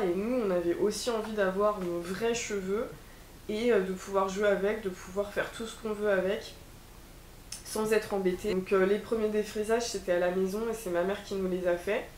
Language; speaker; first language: French; native; French